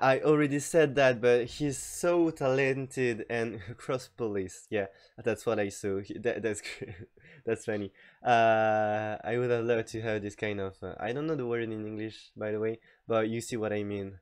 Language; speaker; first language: English; non-native, fluent; French